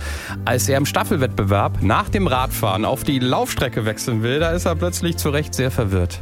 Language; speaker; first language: German; native; German